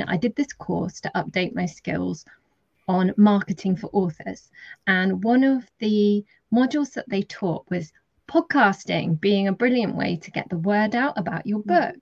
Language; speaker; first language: English; native; English